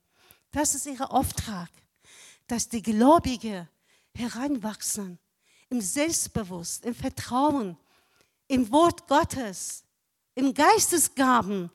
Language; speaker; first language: German; non-native, fluent; Persian